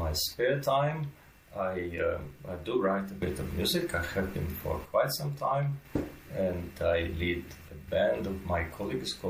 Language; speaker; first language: English; non-native, fluent; Russian